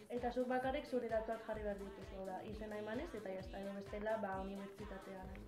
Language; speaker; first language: Basque; non-native, local second language; Spanish